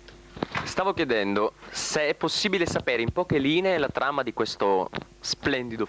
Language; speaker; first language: Italian; native; Italian